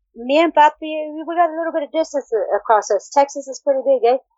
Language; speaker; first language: English; early bilingual, other home language; Spanish